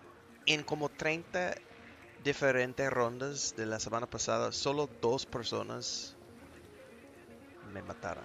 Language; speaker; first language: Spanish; non-native, learner; English